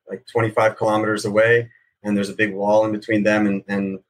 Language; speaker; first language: English; native; English